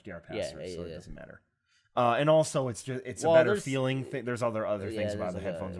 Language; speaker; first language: English; native; English